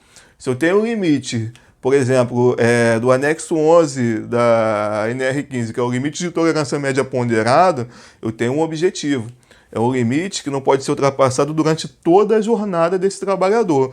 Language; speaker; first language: Portuguese; native; Portuguese